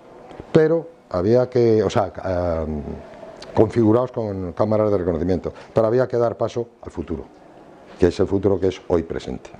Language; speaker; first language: Spanish; native; Spanish